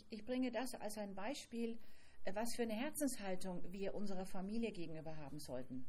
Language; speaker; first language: German; native; German